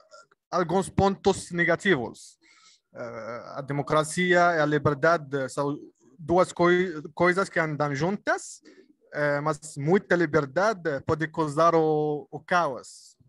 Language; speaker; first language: Portuguese; non-native, learner; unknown